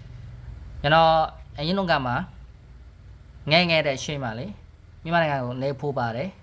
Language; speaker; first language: Burmese; non-native, learner; Khmer